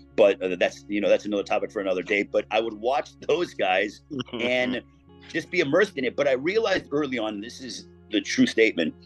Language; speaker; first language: English; native; English